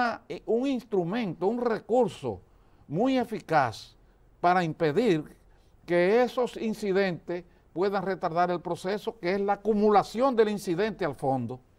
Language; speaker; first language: Spanish; native; Spanish